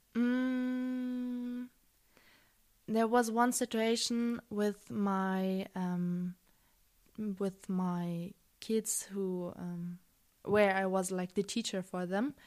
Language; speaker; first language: English; non-native, fluent; German